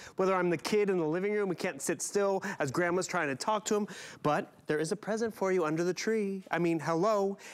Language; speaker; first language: English; native; English